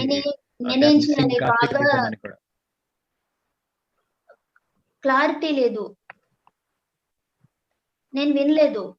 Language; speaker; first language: Telugu; non-native, learner; Malayalam